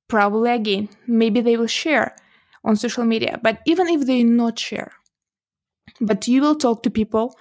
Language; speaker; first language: English; non-native, fluent; Russian